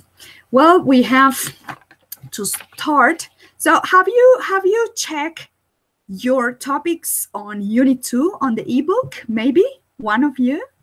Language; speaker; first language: English; non-native, fluent; Spanish